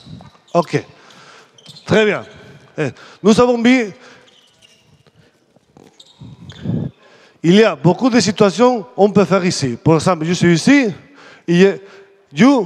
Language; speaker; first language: French; non-native, fluent; Spanish